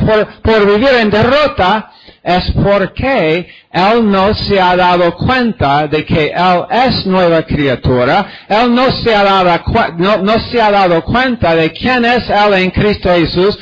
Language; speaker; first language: Spanish; non-native, fluent; English